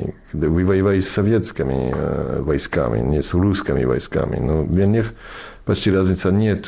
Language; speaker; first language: Russian; non-native, fluent; English